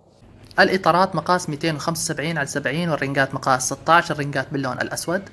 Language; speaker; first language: Arabic; native; Arabic